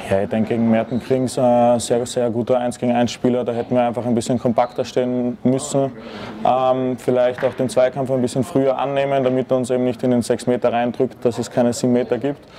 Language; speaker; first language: German; native; German